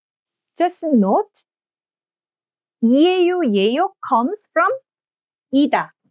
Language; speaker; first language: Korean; non-native, fluent; German